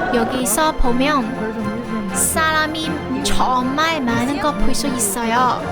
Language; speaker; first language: Korean; non-native, learner; Cantonese